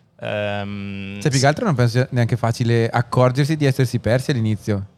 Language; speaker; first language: Italian; native; Italian